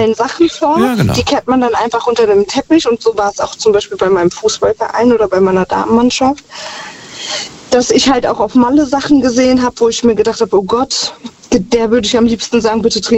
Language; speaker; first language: German; native; German